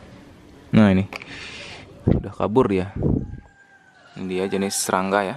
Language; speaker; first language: Indonesian; native; Indonesian